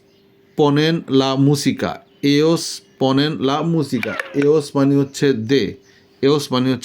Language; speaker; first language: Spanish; non-native, fluent; Bangla